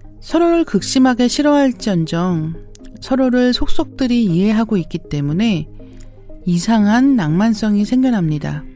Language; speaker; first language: Korean; native; Korean